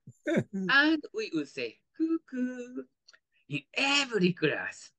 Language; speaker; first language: English; non-native, fluent; Japanese